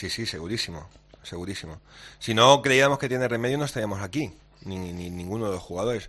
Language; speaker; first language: Spanish; native; Spanish